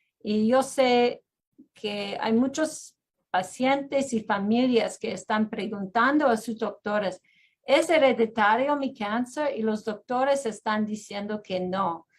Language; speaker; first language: Spanish; non-native, fluent; English